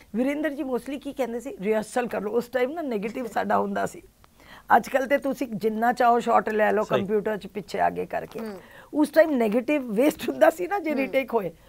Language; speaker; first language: Punjabi; early bilingual, heritage; Punjabi